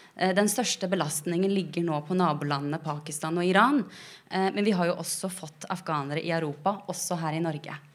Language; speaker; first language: Norwegian; early bilingual, other home language; Persian